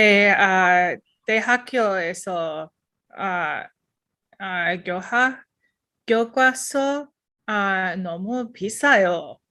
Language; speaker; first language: Korean; non-native, learner; English